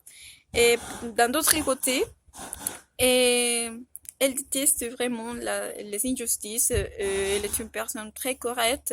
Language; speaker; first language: French; non-native, fluent; Spanish